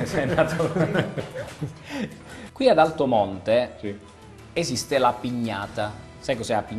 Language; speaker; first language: Italian; native; Italian